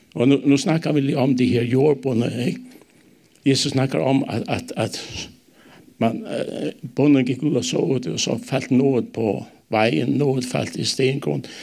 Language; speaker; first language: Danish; non-native, local second language; Faroese